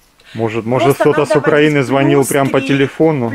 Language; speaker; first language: Russian; native; Russian